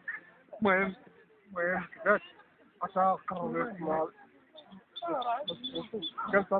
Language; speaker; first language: Arabic; native; Arabic